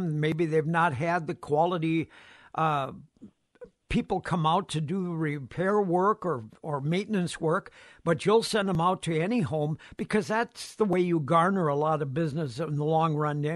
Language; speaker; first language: English; native; English